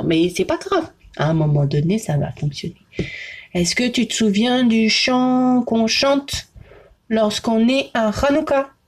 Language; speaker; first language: French; native; French